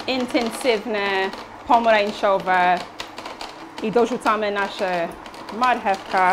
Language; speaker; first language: Polish; non-native, learner; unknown